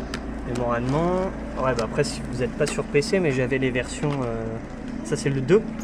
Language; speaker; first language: French; native; French